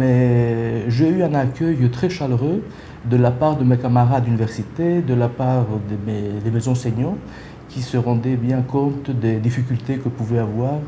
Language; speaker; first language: French; non-native, fluent; Greek